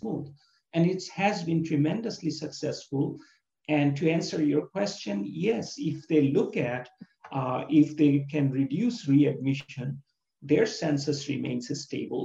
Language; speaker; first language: English; non-native, local second language; Bangla